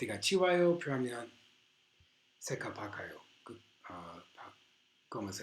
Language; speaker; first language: Korean; non-native, learner; English